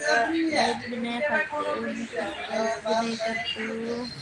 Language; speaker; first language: Hindi; non-native, local second language; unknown